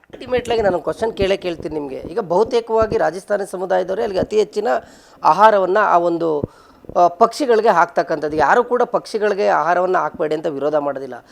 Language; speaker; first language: Kannada; native; Kannada